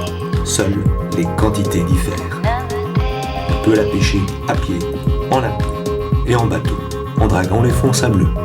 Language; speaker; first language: French; native; French